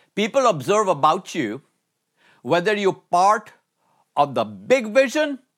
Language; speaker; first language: English; non-native, local second language; Hindi